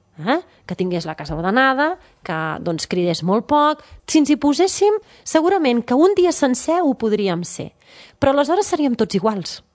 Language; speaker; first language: Catalan; native; Catalan